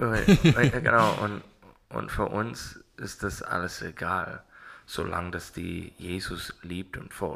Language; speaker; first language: German; non-native, learner; English